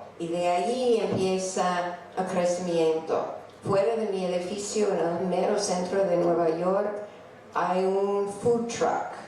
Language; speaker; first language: Spanish; non-native, fluent; English